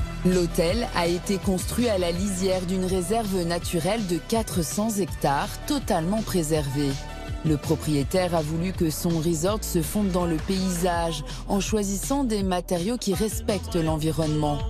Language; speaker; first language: French; native; French